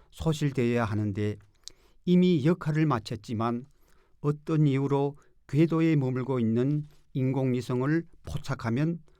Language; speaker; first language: Korean; native; Korean